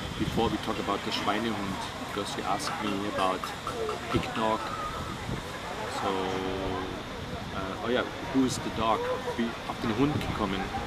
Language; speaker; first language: English; non-native, fluent; German